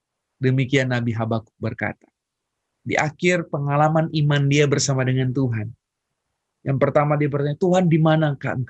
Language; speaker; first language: Indonesian; native; Indonesian